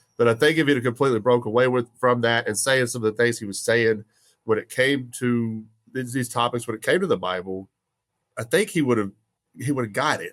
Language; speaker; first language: English; native; English